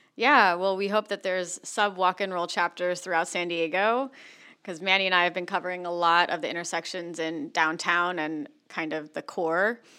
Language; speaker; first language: English; native; English